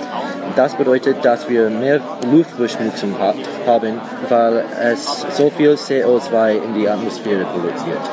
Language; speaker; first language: German; non-native, learner; English